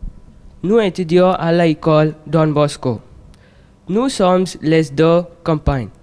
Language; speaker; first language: French; non-native, learner; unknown